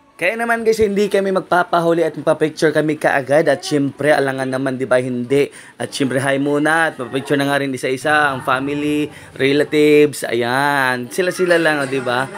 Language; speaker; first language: Filipino; non-native, local second language; Cebuano